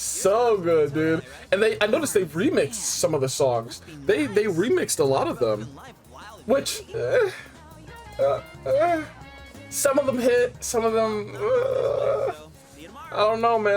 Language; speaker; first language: English; native; English